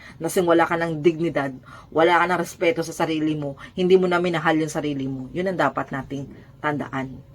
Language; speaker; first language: Filipino; native; Filipino